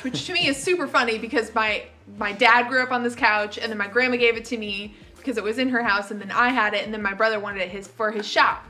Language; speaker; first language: English; native; English